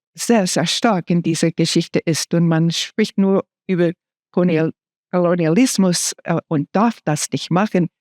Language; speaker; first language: German; non-native, fluent; English